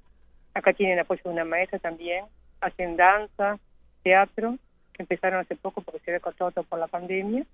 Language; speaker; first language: Spanish; native; Spanish